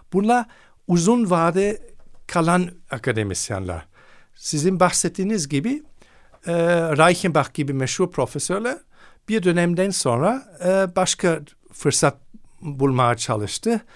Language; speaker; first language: Turkish; non-native, fluent; German